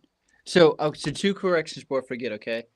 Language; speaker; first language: English; native; English